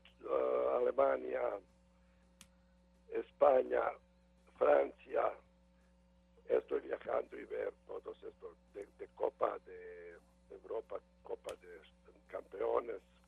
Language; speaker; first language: Spanish; non-native, learner; Serbian